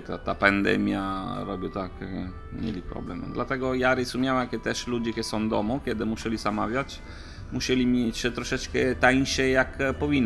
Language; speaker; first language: Polish; non-native, learner; Italian